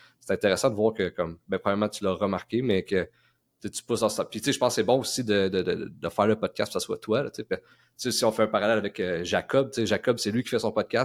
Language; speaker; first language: French; native; French